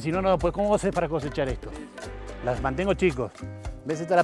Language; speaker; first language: Spanish; native; Spanish